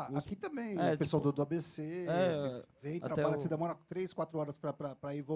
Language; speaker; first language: Portuguese; native; Portuguese